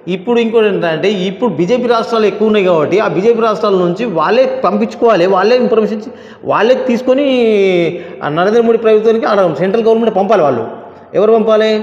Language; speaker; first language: Telugu; non-native, local second language; Lambadi